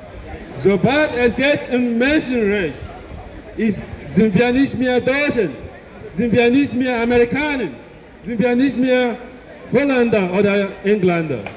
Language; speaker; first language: German; non-native, learner; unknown